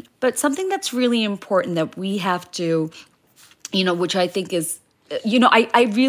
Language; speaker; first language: English; non-native, local second language; Bangla